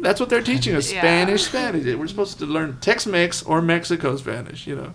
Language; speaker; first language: English; early bilingual, other home language; Spanish